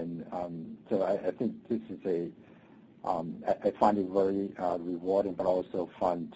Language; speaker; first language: English; non-native, local second language; Cantonese